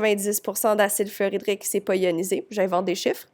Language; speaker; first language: French; native; French